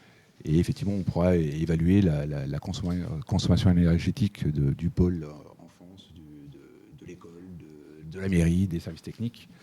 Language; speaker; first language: French; native; French